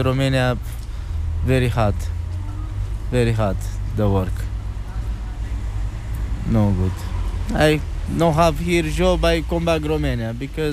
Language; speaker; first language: English; non-native, learner; Romanian